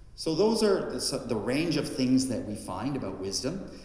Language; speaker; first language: English; native; English